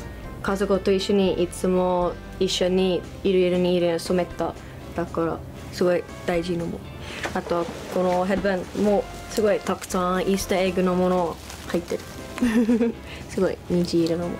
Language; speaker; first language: Japanese; non-native, learner; English